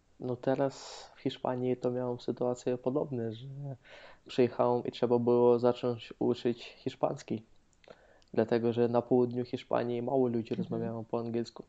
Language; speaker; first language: Polish; non-native, fluent; Ukrainian